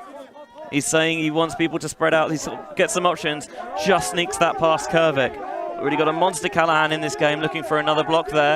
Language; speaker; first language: English; native; English